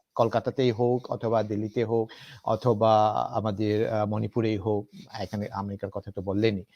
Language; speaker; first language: Bangla; non-native, local second language; Manipuri